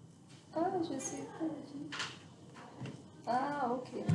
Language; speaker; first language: French; non-native, learner; Portuguese